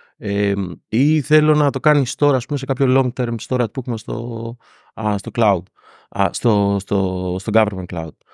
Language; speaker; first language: Greek; native; Greek